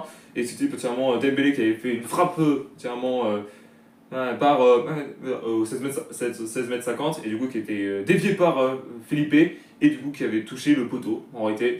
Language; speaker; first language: French; native; French